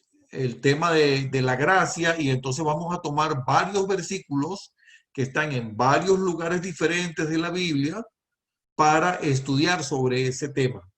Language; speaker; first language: Spanish; native; Spanish